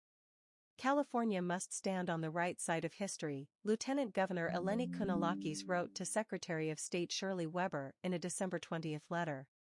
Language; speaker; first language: English; native; English